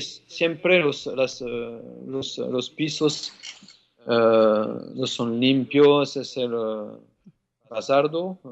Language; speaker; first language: Spanish; non-native, fluent; French